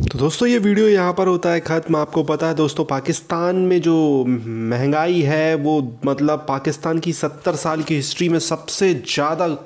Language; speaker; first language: Hindi; native; Hindi